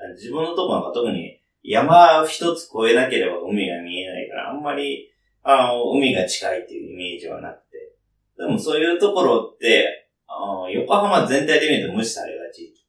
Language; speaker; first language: Japanese; native; Japanese